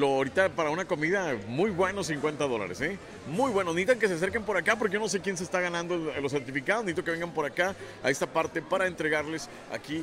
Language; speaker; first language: Spanish; native; Spanish